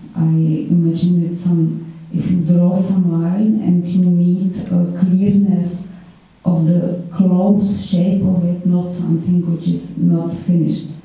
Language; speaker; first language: English; non-native, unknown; Czech